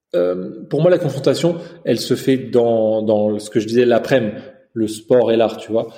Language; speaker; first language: French; early bilingual, other home language; Chinese